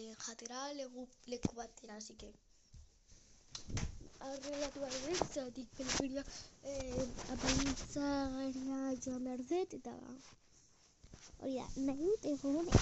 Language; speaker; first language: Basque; non-native, learner; Spanish